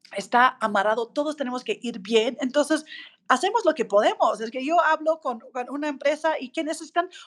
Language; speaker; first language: Spanish; non-native, fluent; English